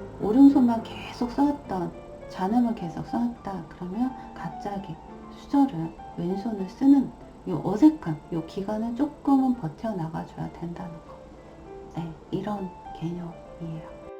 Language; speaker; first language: Korean; native; Korean